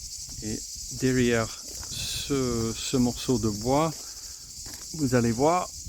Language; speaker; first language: French; non-native, fluent; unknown